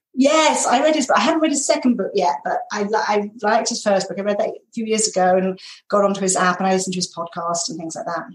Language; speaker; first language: English; native; English